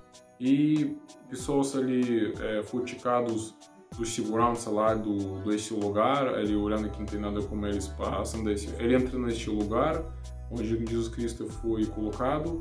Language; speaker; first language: Portuguese; non-native, learner; Russian